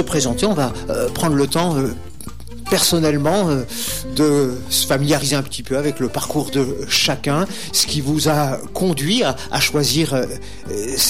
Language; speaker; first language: French; native; French